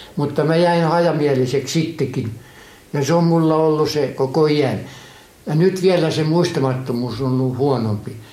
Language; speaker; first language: Finnish; native; Finnish